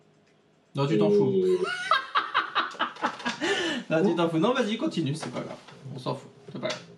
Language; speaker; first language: French; native; French